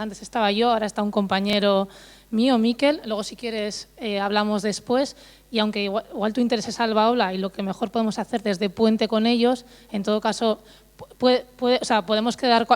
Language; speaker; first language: Spanish; native; Spanish